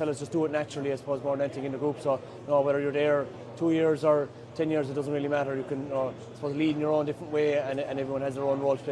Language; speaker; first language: English; native; English